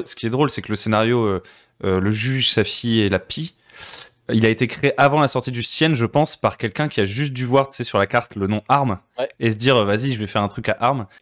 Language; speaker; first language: French; native; French